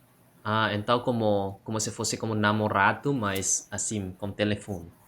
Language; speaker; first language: Portuguese; non-native, learner; Indonesian